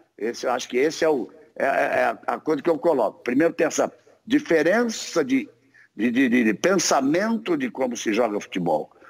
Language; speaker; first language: Portuguese; native; Portuguese